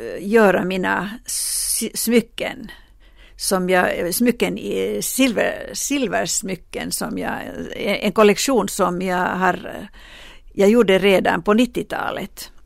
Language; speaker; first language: Swedish; non-native, local second language; Finnish